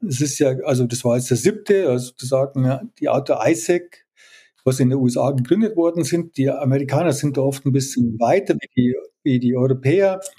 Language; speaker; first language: German; native; German